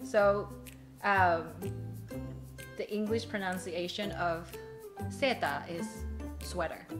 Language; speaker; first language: English; non-native, fluent; Japanese